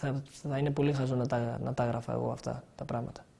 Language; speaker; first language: Greek; early bilingual, other home language; Albanian